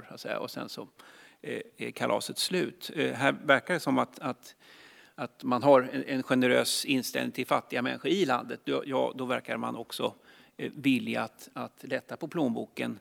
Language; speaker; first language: Swedish; native; Swedish